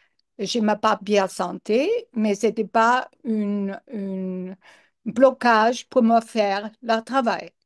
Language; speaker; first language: French; non-native, learner; English